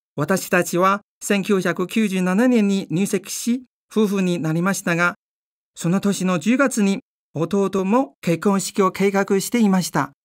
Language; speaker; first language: Japanese; non-native, fluent; Chinese